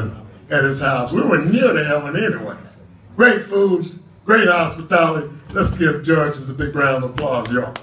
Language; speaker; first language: English; native; English